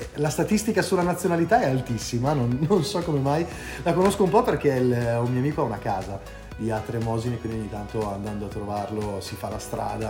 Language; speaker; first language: Italian; native; Italian